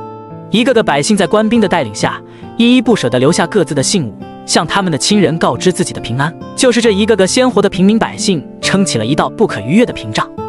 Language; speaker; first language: Chinese; native; Chinese